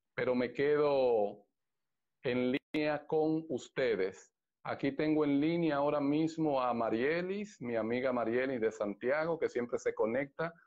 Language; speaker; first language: Spanish; native; Spanish